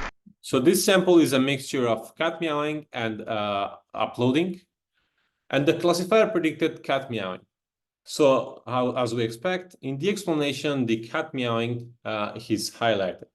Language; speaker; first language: English; non-native, fluent; Italian